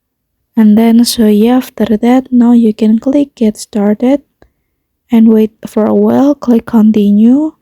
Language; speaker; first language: English; non-native, fluent; Indonesian